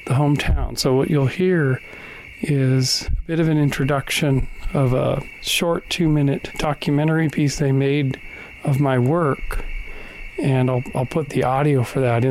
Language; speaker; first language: English; native; English